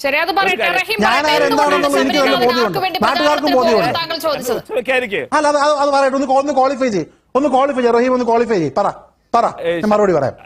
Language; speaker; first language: Malayalam; native; Malayalam